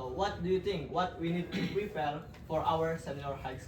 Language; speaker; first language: English; non-native, learner; Indonesian